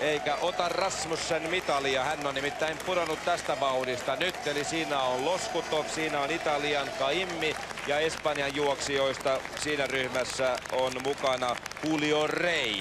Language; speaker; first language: Finnish; native; Finnish